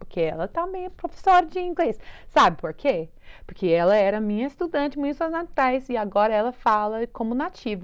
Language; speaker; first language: Portuguese; non-native, learner; English